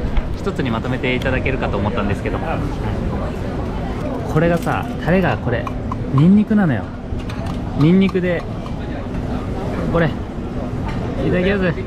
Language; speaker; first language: Japanese; native; Japanese